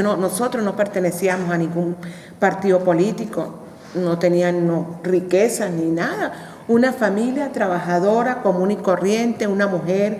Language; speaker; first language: Spanish; native; Spanish